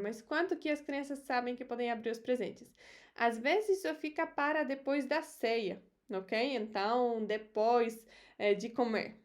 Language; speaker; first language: Portuguese; non-native, fluent; Polish